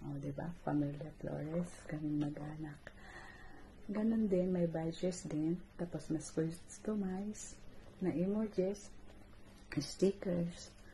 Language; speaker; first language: Filipino; non-native, local second language; Cebuano